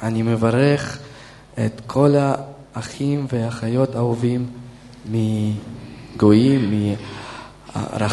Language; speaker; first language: Hebrew; non-native, fluent; Russian